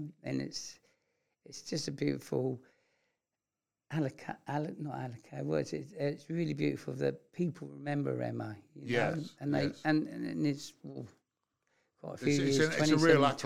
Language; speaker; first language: English; native; English